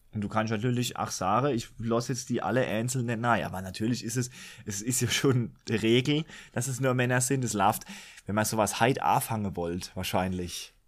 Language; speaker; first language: German; native; German